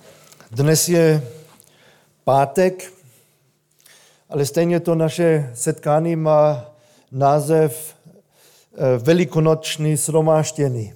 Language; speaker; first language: Czech; non-native, fluent; German